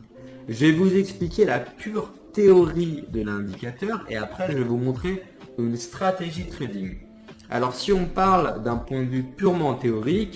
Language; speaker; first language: French; native; French